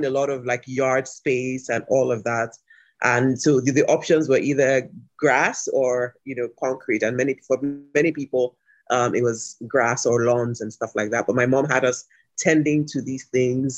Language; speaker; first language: English; non-native, local second language; Yoruba